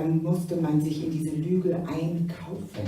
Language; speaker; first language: German; native; German